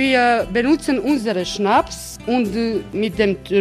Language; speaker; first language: German; non-native, fluent; Croatian